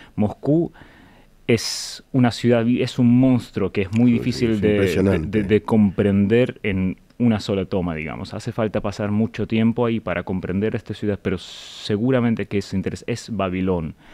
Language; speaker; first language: Spanish; non-native, fluent; Russian